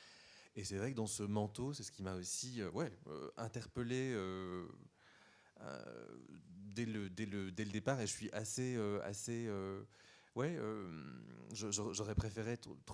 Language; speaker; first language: French; native; French